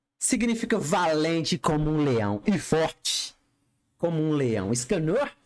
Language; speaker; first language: Portuguese; native; Portuguese